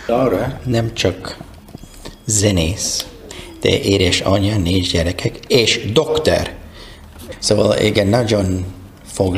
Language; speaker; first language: Hungarian; non-native, learner; English